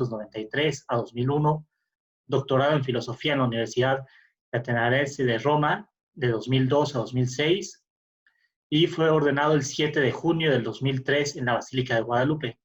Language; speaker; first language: Spanish; native; Spanish